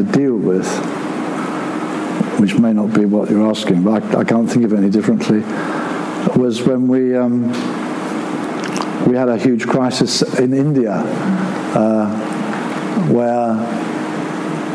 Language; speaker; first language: English; native; English